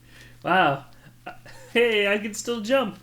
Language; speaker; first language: English; native; English